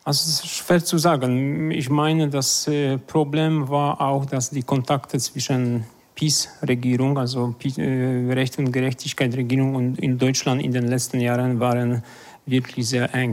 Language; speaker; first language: German; non-native, fluent; Polish